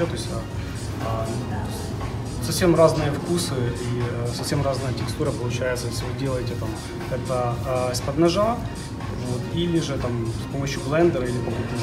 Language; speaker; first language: Russian; native; Russian